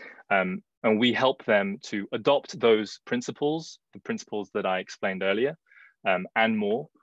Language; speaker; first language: English; early bilingual, other home language; Chinese